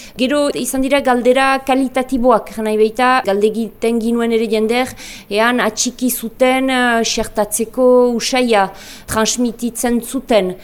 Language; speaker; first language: Basque; native; Basque